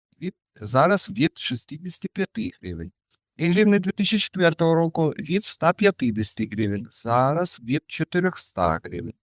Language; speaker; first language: Ukrainian; native; Ukrainian